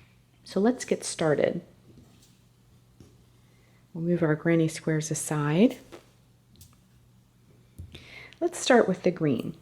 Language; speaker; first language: English; native; English